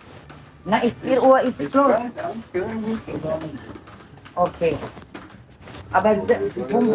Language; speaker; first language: German; non-native, learner; Indonesian